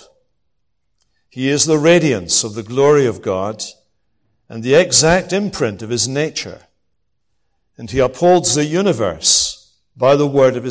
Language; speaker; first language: English; native; English